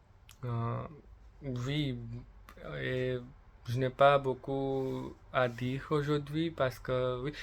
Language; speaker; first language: French; non-native, learner; English